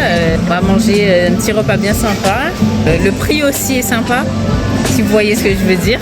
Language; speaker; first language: French; native; French